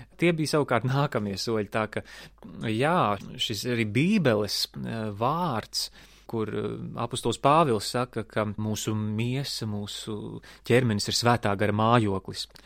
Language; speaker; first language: Latvian; native; Latvian